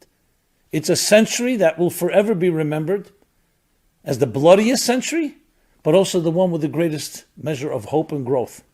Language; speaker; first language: English; native; English